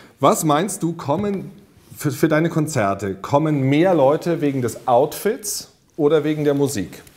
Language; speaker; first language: German; native; German